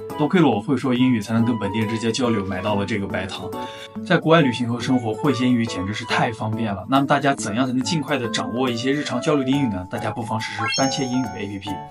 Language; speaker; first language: Chinese; native; Chinese